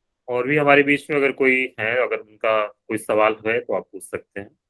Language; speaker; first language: Hindi; native; Hindi